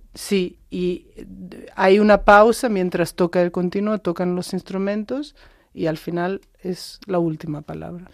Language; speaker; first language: Spanish; non-native, fluent; Macedonian